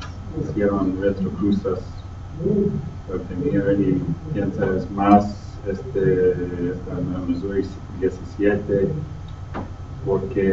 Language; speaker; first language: Spanish; non-native, learner; English